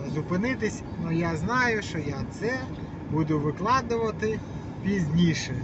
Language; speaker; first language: Ukrainian; non-native, local second language; Russian